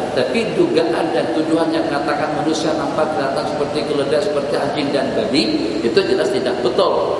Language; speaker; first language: Indonesian; non-native, local second language; Banjar